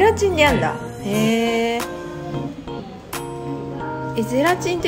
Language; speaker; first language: Japanese; native; Japanese